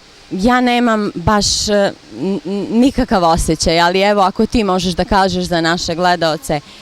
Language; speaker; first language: Bosnian; native; Bosnian